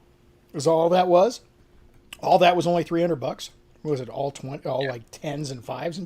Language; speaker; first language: English; native; English